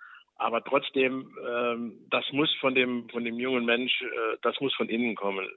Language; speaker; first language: German; native; German